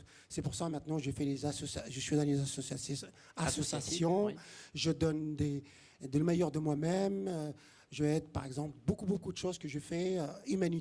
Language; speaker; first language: French; non-native, local second language; Arabic